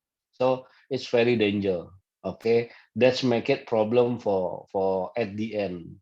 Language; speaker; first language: English; non-native, fluent; Indonesian